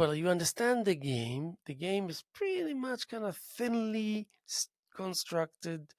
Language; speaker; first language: English; non-native, fluent; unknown